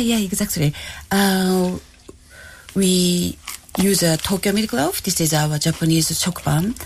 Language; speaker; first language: English; non-native, fluent; Japanese